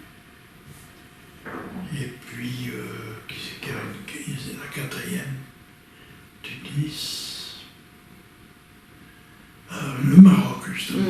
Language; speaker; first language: French; native; French